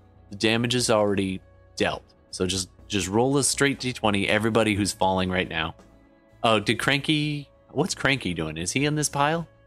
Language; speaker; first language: English; native; English